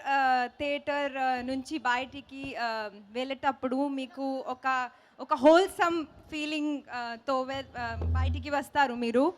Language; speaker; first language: Telugu; non-native, learner; Hindi